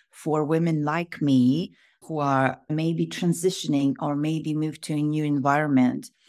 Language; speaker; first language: English; non-native, fluent; Russian